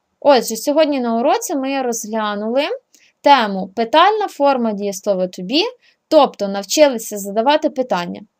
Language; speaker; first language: Ukrainian; native; Ukrainian